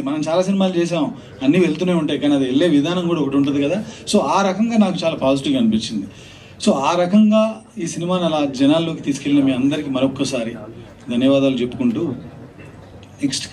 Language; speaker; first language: Telugu; native; Telugu